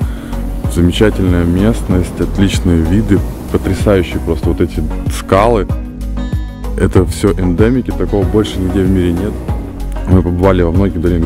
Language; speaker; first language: Russian; native; Russian